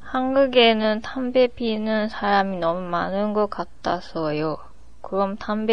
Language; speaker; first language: Korean; non-native, learner; Japanese